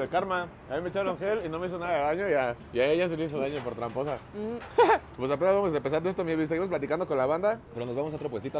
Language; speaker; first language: Spanish; native; Spanish